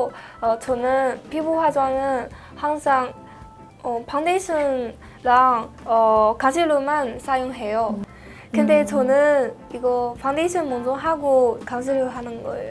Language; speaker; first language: Korean; non-native, learner; Chinese